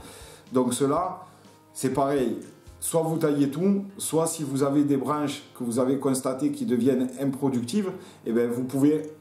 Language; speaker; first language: French; native; French